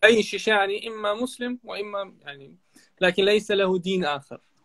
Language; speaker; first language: Arabic; non-native, fluent; Chechen